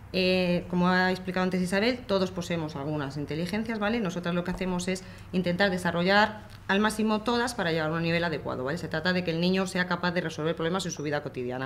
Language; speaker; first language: Spanish; native; Spanish